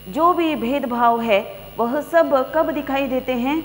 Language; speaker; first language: Hindi; non-native, local second language; Kannada